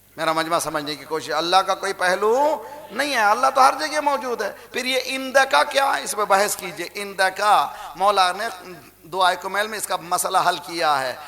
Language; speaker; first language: Urdu; native; Urdu